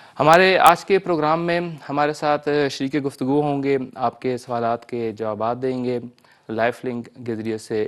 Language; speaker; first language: Urdu; native; Urdu